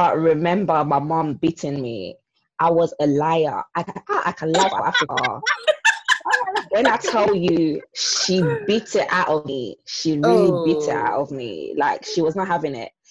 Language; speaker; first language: English; non-native, local second language; Yoruba